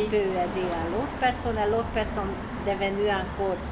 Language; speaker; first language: French; non-native, learner; Hungarian